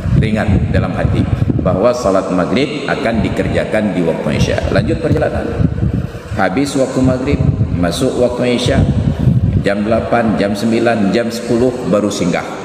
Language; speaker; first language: Malay; non-native, local second language; Achinese